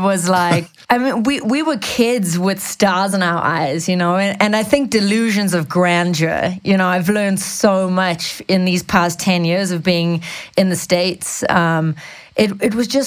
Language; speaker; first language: English; native; English